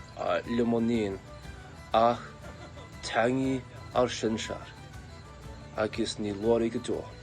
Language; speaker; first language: Irish; non-native, learner; English